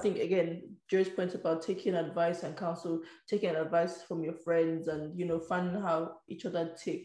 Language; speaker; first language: English; native; English